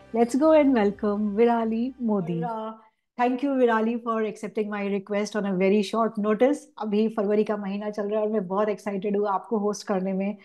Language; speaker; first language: Hindi; native; Hindi